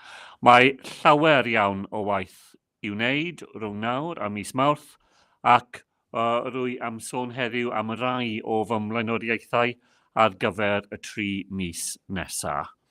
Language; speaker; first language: Welsh; non-native, local second language; English